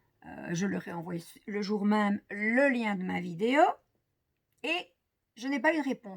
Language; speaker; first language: French; native; French